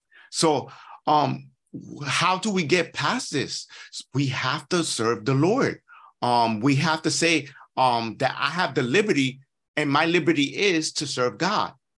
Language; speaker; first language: English; native; English